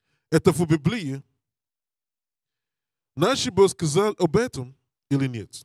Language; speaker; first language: Russian; non-native, learner; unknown